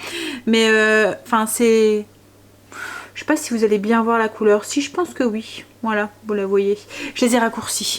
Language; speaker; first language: French; native; French